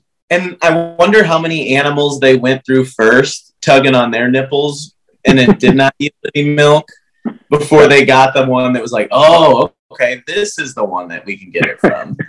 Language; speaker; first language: English; native; English